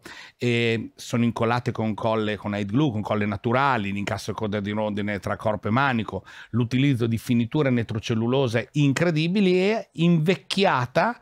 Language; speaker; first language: Italian; native; Italian